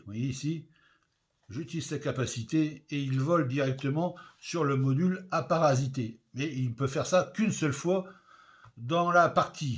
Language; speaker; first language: French; native; French